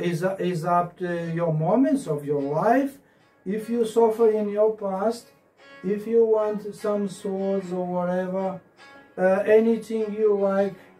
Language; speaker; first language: English; non-native, learner; Portuguese